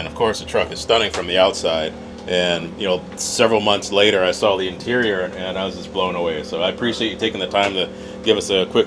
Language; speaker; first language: English; native; English